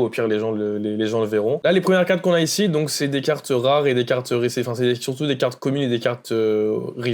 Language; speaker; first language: French; native; French